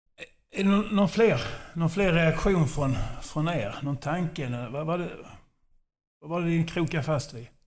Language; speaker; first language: Swedish; non-native, fluent; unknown